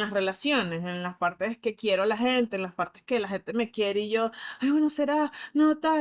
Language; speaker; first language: Spanish; native; Spanish